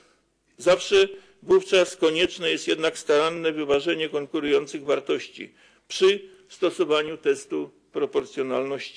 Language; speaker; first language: Polish; native; Polish